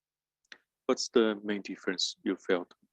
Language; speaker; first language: English; non-native, learner; Spanish